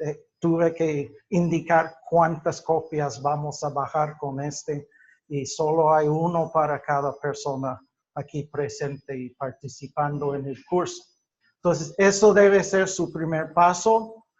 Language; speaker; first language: Spanish; non-native, fluent; English